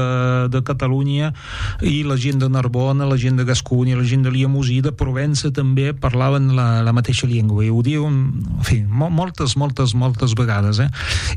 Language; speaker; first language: Catalan; non-native, fluent; French